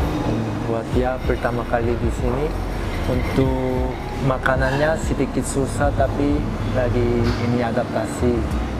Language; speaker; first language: Indonesian; non-native, fluent; Korean